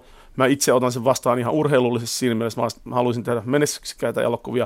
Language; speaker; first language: Finnish; native; Finnish